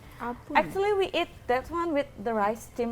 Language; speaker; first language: English; non-native, learner; Indonesian